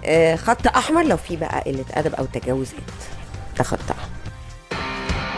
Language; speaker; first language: Arabic; native; Arabic